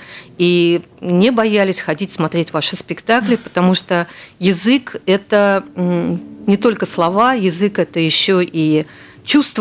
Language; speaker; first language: Russian; native; Russian